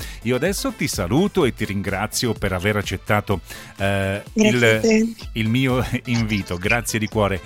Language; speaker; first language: Italian; native; Italian